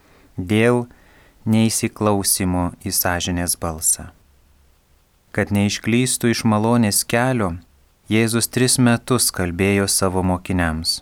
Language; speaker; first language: Lithuanian; native; Lithuanian